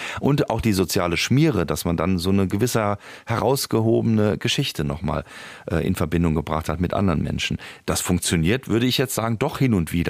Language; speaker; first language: German; native; German